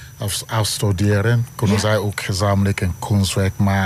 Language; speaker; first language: Dutch; non-native, learner; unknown